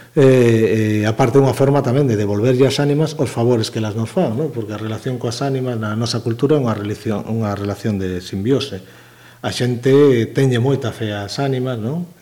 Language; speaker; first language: Galician; native; Galician